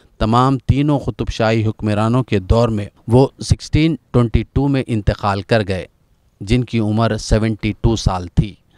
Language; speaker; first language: Hindi; non-native, local second language; Urdu